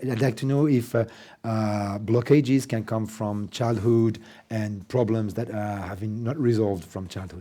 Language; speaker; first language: English; non-native, fluent; French